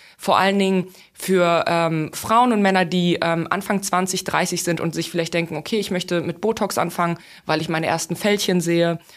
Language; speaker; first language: German; non-native, fluent; Russian